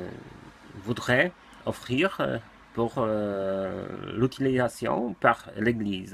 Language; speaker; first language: French; non-native, learner; Polish